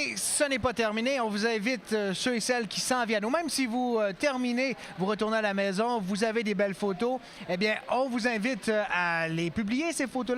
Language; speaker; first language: French; native; French